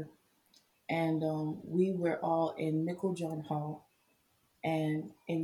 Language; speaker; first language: English; non-native, local second language; Igbo